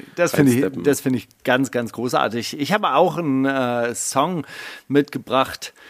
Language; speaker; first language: German; native; German